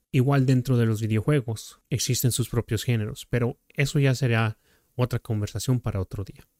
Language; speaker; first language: Spanish; early bilingual, heritage; Spanish